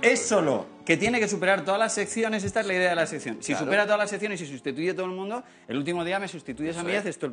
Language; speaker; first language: Spanish; native; Spanish